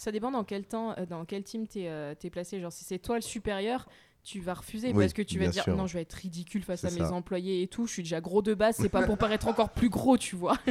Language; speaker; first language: French; native; French